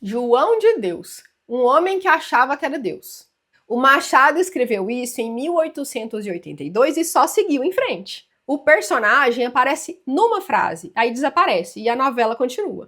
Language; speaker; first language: Portuguese; native; Portuguese